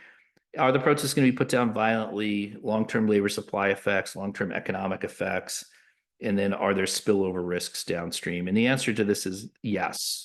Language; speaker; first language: English; native; English